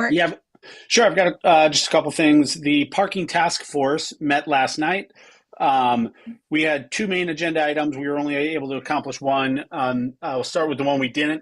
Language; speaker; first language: English; native; English